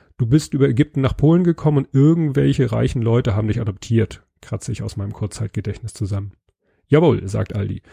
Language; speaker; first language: German; native; German